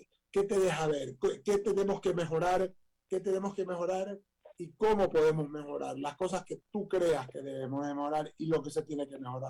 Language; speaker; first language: Spanish; native; Spanish